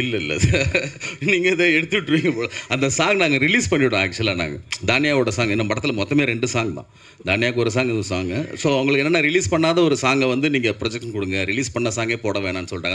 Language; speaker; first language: Tamil; native; Tamil